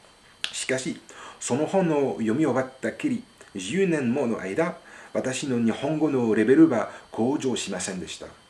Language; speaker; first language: Japanese; non-native, fluent; French